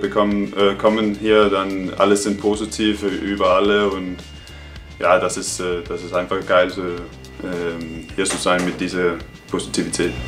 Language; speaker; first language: German; non-native, learner; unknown